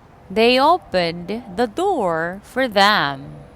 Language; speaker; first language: English; non-native, fluent; Korean